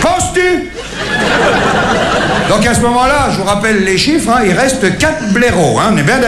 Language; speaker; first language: French; native; French